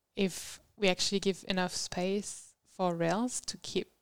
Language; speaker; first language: English; non-native, fluent; French